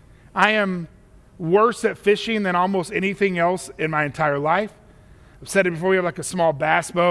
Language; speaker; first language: English; native; English